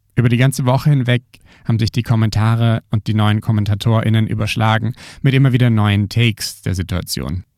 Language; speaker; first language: German; native; German